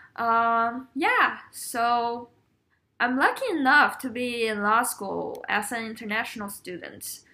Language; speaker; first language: English; non-native, fluent; Chinese